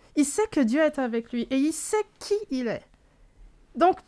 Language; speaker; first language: French; native; French